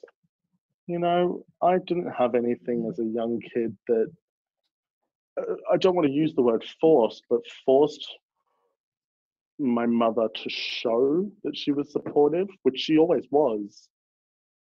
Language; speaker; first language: English; native; English